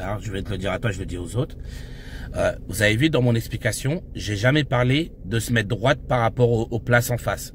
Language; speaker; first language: French; native; French